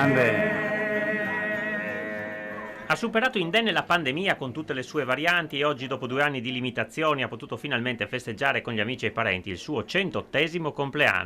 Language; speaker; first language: Italian; native; Italian